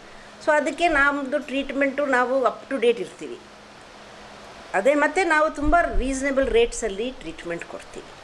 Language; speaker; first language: Kannada; non-native, local second language; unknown